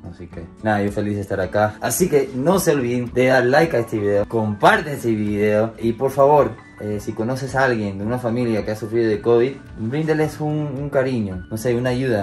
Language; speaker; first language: Spanish; non-native, fluent; English